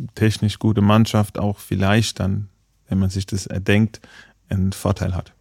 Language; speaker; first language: German; native; German